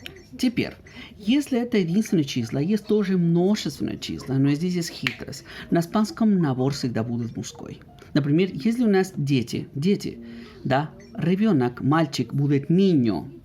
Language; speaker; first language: Russian; non-native, fluent; Spanish